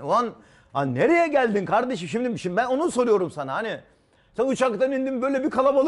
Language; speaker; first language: Turkish; native; Turkish